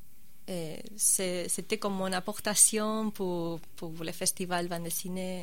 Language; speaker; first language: French; non-native, fluent; Spanish